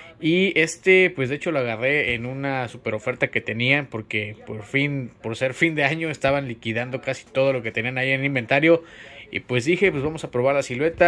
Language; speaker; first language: Spanish; native; Spanish